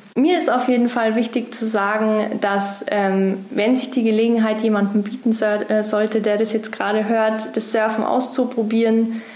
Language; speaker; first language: German; native; German